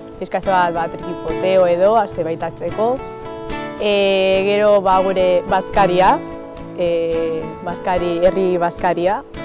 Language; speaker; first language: Basque; non-native, local second language; Spanish